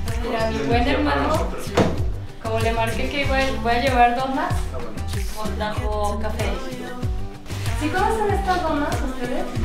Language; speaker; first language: Spanish; non-native, fluent; Korean